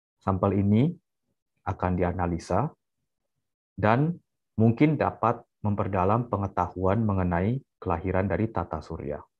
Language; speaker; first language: Indonesian; native; Indonesian